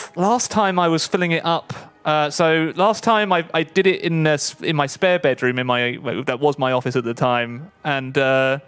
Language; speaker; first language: English; native; English